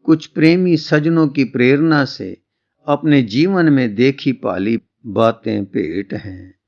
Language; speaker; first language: Hindi; non-native, local second language; Punjabi